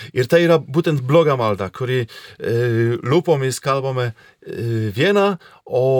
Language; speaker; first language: Lithuanian; non-native, fluent; Polish